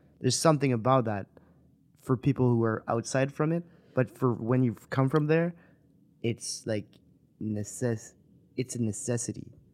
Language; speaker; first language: English; non-native, local second language; French